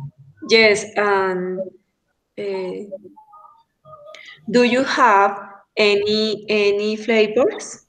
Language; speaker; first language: English; non-native, learner; Spanish